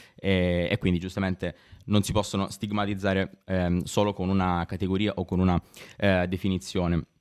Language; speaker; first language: Italian; native; Italian